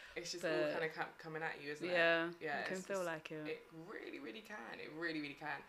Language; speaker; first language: English; native; English